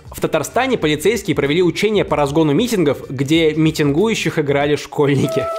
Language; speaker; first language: Russian; native; Russian